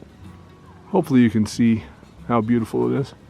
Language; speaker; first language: English; native; English